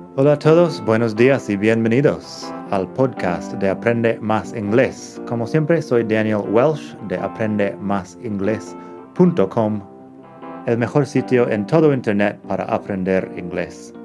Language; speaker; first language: Spanish; non-native, fluent; English